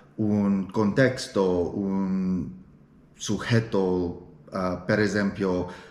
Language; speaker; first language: Italian; non-native, learner; English